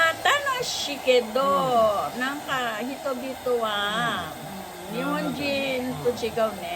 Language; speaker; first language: Japanese; non-native, learner; Filipino